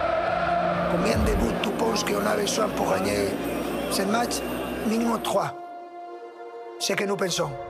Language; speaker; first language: French; non-native, learner; Spanish